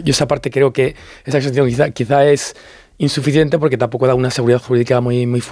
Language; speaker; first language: Spanish; native; Spanish